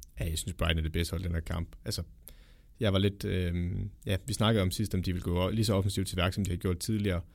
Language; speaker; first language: Danish; native; Danish